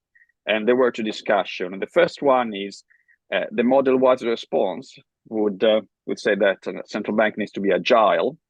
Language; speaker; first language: English; non-native, fluent; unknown